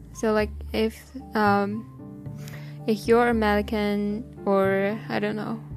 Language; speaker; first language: English; non-native, learner; Japanese